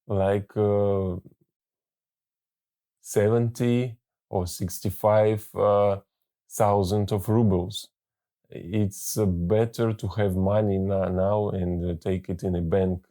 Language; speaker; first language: English; non-native, learner; Russian